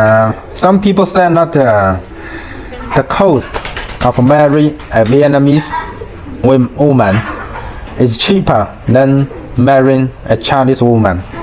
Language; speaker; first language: English; non-native, fluent; Chinese